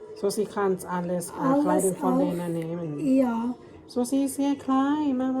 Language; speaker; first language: German; non-native, learner; Thai